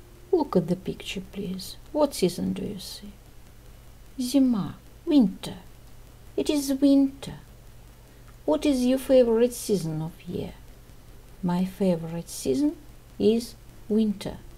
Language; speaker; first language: English; non-native, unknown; Russian